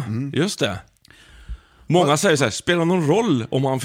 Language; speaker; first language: Swedish; native; Swedish